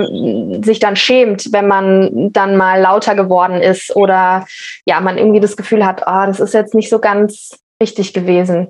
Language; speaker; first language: German; native; German